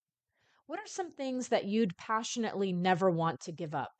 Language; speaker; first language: English; native; English